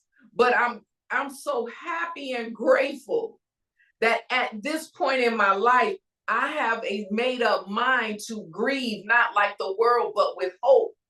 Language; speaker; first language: English; native; English